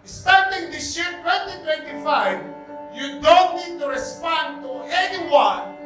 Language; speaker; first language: English; non-native, local second language; Filipino